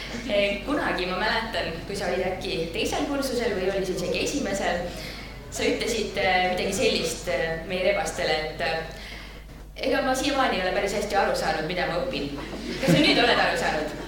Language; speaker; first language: Estonian; native; Estonian